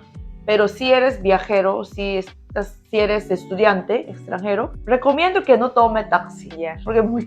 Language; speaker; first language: Spanish; non-native, learner; Korean